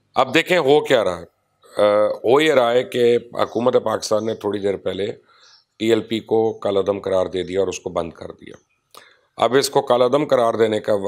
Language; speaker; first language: Urdu; non-native, local second language; Punjabi